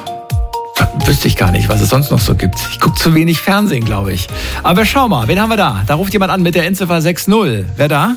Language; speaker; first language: German; native; German